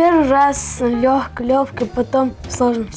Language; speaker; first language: Russian; non-native, local second language; Ingush